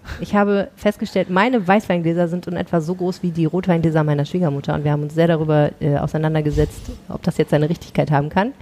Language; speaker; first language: German; native; German